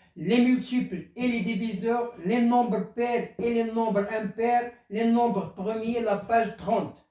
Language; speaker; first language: French; non-native, local second language; Arabic